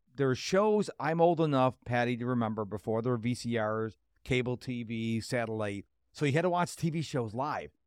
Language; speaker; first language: English; early bilingual, other home language; Polish